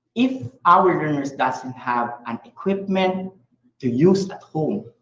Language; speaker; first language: English; non-native, local second language; Filipino